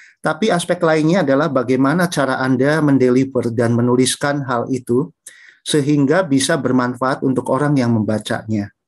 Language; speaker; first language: Indonesian; native; Indonesian